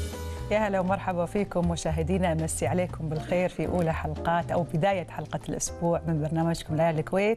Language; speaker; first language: Arabic; native; Arabic